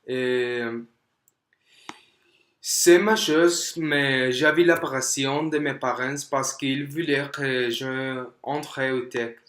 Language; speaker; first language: French; non-native, learner; Spanish